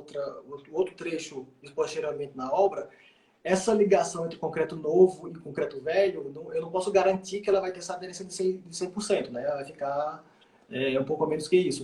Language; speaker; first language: Portuguese; native; Portuguese